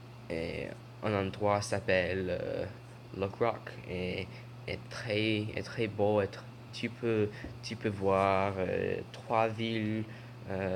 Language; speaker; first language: French; non-native, learner; English